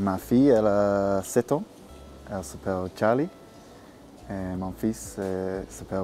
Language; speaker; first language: French; non-native, learner; English